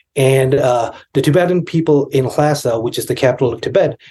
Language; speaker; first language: English; non-native, local second language; Tibetan